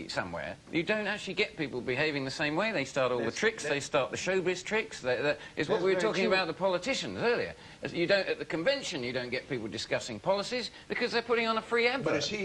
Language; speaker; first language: English; native; English